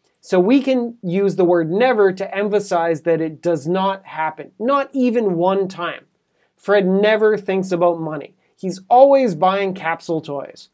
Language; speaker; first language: English; native; English